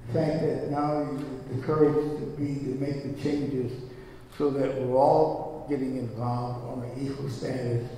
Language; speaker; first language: English; native; English